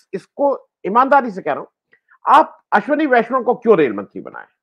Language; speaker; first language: Hindi; native; Hindi